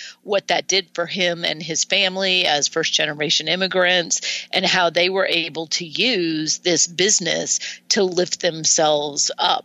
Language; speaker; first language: English; native; English